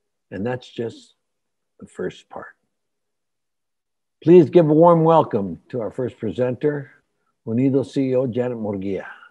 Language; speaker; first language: English; native; English